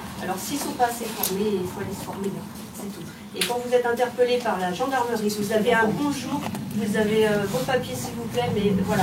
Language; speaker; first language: French; native; French